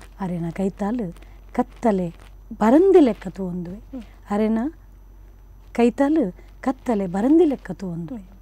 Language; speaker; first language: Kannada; non-native, local second language; Konkani